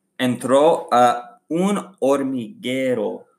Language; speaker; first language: Spanish; non-native, learner; English